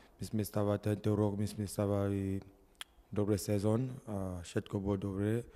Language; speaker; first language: Slovak; non-native, learner; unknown